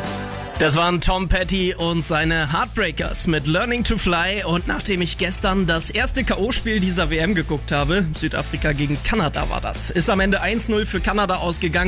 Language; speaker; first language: German; native; German